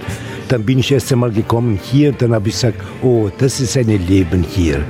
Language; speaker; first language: German; non-native, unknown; Italian